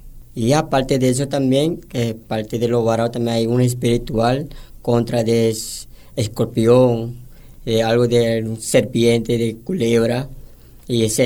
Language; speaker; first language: Spanish; non-native, local second language; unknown